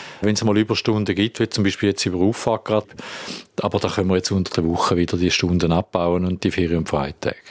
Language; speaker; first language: German; native; German